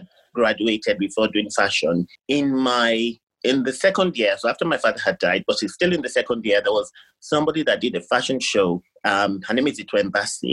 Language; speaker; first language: English; non-native, local second language; Yoruba